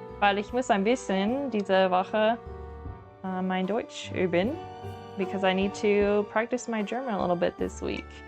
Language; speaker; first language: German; non-native, learner; English